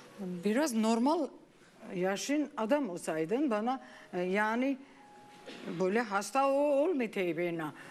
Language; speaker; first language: Turkish; non-native, learner; Armenian